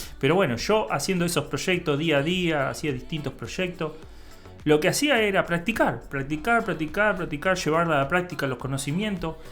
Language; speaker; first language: Spanish; native; Spanish